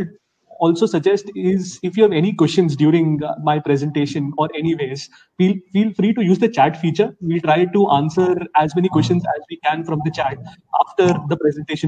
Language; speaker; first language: English; non-native, local second language; Hindi